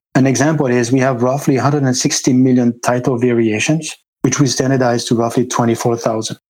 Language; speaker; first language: English; non-native, fluent; French